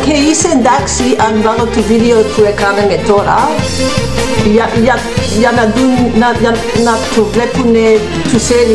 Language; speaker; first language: Greek; non-native, learner; English